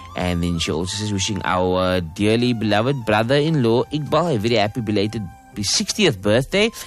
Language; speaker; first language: English; native; English